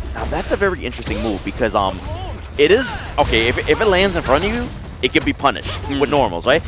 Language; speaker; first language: English; native; English